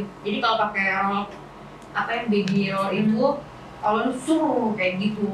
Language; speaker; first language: Indonesian; native; Indonesian